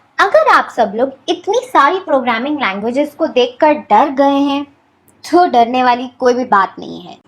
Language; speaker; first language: Hindi; native; Hindi